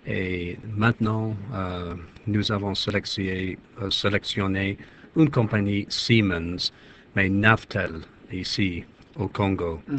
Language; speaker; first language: French; non-native, fluent; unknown